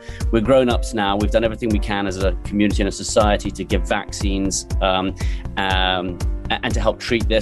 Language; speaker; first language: English; native; English